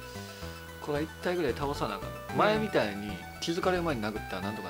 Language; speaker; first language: Japanese; native; Japanese